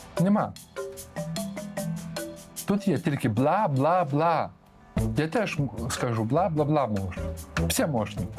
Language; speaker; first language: Ukrainian; non-native, learner; Lithuanian